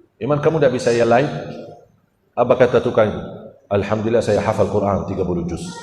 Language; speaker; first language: Malay; non-native, fluent; Arabic